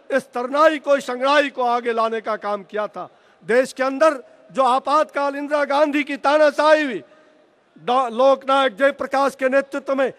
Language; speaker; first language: Hindi; native; Hindi